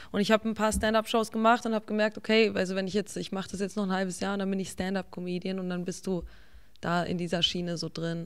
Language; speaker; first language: German; early bilingual, other home language; English